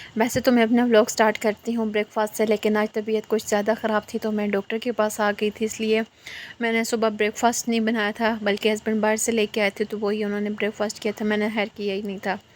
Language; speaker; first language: Urdu; non-native, local second language; Northern Hindko